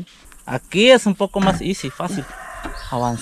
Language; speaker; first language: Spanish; native; Spanish